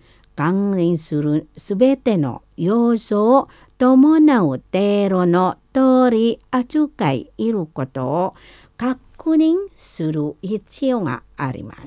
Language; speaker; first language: Japanese; non-native, learner; Indonesian